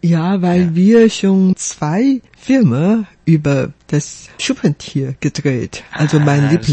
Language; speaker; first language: German; non-native, fluent; Chinese